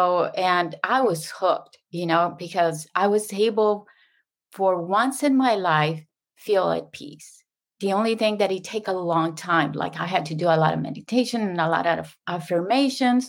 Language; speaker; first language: English; non-native, fluent; Spanish